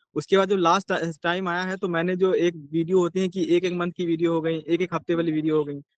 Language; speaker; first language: Hindi; native; Hindi